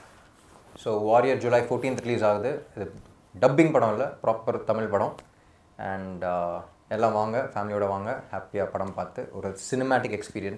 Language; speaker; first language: Tamil; non-native, local second language; Telugu